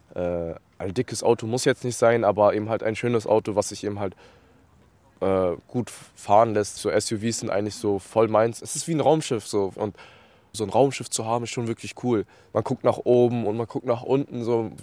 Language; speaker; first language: German; early bilingual, other home language; Vietnamese